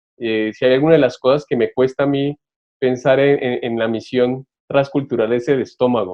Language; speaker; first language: Spanish; native; Spanish